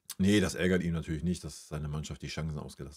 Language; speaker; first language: German; native; German